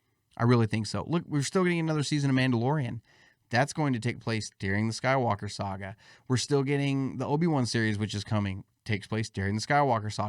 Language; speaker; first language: English; native; English